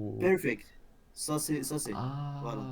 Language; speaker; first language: French; non-native, local second language; Berber languages